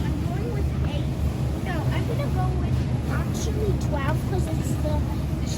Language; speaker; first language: English; native; English